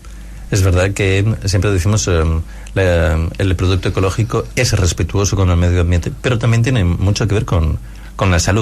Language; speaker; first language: Spanish; native; Spanish